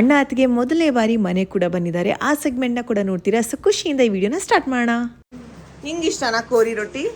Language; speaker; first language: Kannada; non-native, local second language; Tulu